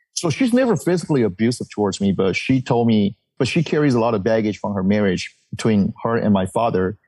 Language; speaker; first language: English; early bilingual, other home language; Chinese